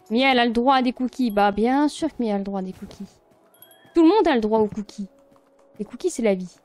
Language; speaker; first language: French; native; French